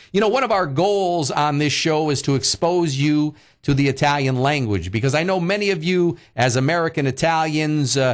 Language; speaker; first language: English; early bilingual, other home language; Italian